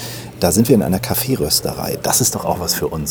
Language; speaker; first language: German; native; German